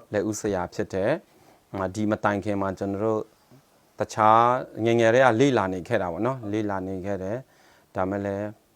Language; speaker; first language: Burmese; non-native, local second language; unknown